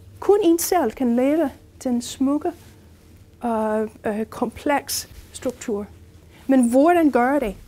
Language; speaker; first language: Danish; non-native, fluent; English